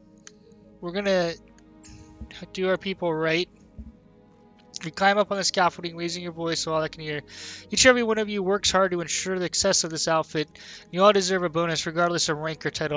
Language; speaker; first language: English; native; English